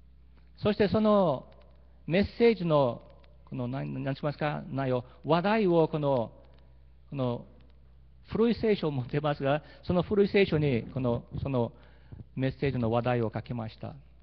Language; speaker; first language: Japanese; early bilingual, heritage; Portuguese